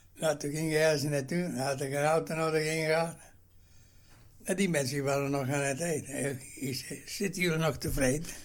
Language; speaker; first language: Dutch; non-native, learner; Italian